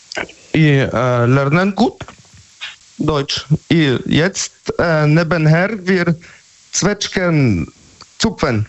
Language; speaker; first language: German; non-native, learner; Polish